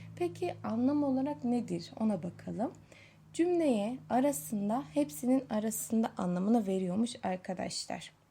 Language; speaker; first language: Turkish; native; Turkish